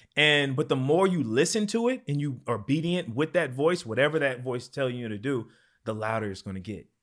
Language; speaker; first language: English; native; English